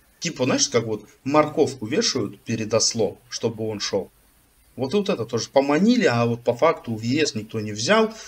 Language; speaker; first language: Russian; native; Russian